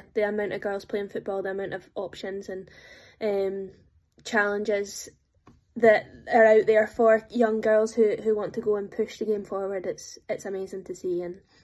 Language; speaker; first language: English; native; English